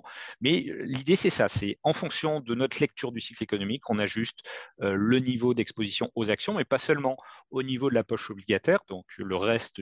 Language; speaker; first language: French; native; French